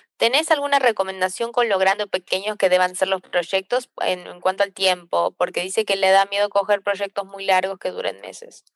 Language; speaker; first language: Spanish; native; Spanish